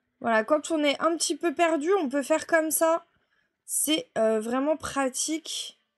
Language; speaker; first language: French; native; French